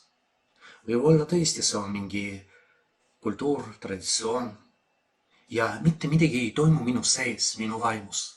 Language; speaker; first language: Estonian; non-native, fluent; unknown